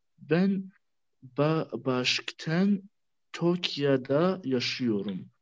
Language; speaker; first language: Turkish; non-native, learner; Arabic